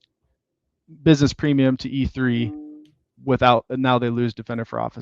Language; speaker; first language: English; native; English